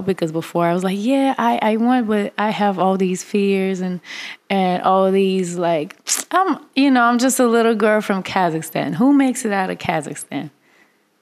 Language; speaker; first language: English; non-native, fluent; Russian